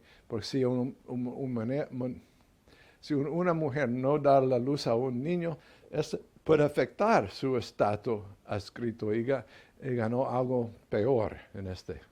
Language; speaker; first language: Spanish; non-native, fluent; English